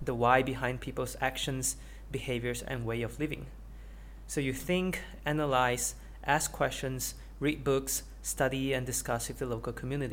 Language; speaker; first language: English; non-native, local second language; Chinese